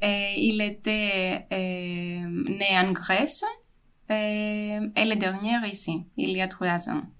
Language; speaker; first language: French; non-native, fluent; Greek